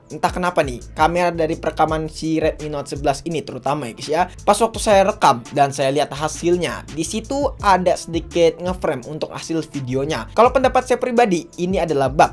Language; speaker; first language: Indonesian; native; Indonesian